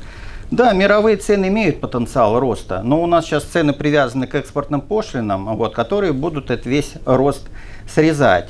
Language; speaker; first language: Russian; native; Russian